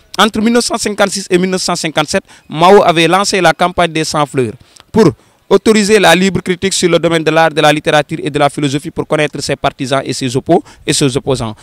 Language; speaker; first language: French; non-native, local second language; Wolof